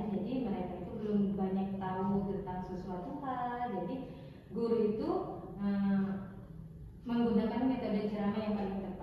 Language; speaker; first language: Indonesian; native; Indonesian